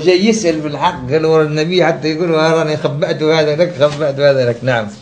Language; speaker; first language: Arabic; native; Arabic